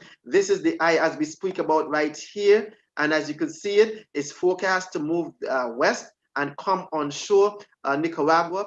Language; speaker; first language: English; native; English